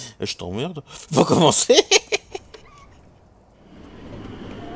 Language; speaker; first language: French; native; French